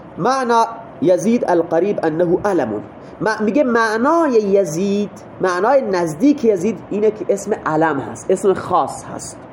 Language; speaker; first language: Persian; non-native, local second language; Baluchi